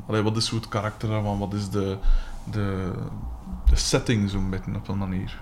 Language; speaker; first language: Dutch; native; Dutch